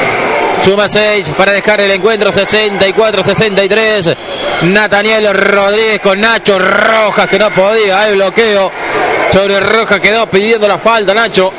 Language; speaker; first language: Spanish; native; Spanish